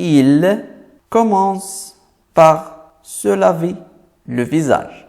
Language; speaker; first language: French; non-native, fluent; Arabic